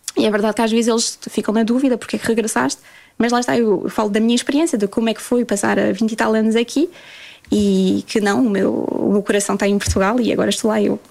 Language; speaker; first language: Portuguese; early bilingual, heritage; Portuguese